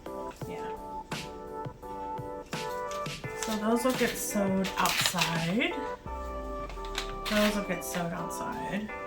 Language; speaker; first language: English; native; English